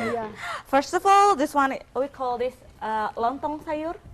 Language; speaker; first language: English; non-native, learner; Indonesian